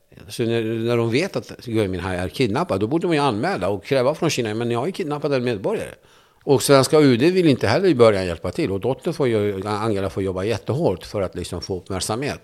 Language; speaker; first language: Swedish; non-native, fluent; Kurdish